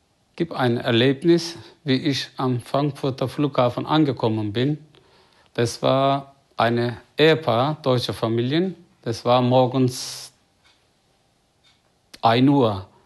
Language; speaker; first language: German; non-native, fluent; Turkish